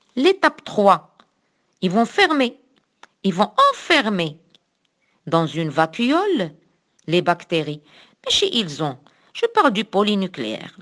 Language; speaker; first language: French; non-native, local second language; Arabic